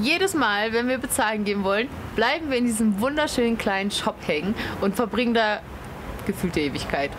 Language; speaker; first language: German; native; German